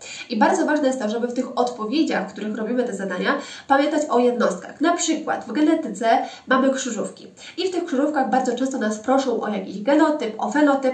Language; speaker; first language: Polish; native; Polish